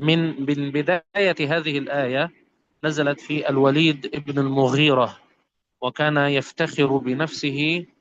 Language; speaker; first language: Arabic; native; Arabic